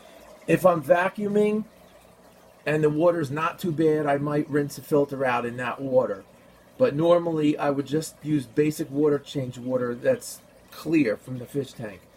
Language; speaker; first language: English; native; English